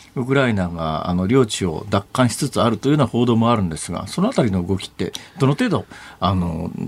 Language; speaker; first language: Japanese; native; Japanese